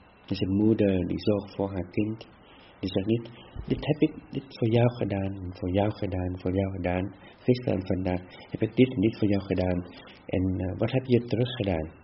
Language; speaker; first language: Dutch; non-native, fluent; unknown